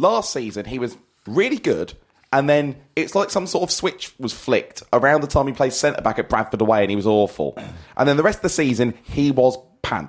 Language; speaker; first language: English; native; English